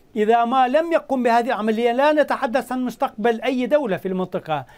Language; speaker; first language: Arabic; non-native, fluent; Turkish